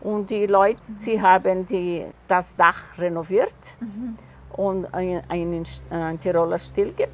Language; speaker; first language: German; non-native, local second language; Portuguese